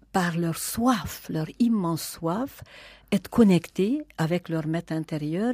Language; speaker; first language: French; non-native, fluent; Hungarian